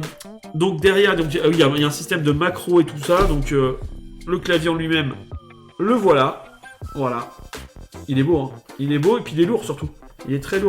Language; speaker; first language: French; native; French